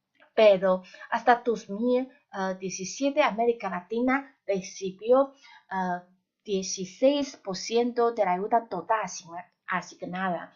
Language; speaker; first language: Spanish; non-native, fluent; Chinese